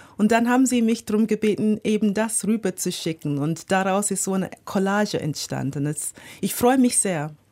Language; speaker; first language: German; non-native, fluent; English